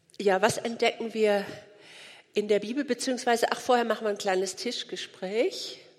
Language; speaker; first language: German; native; German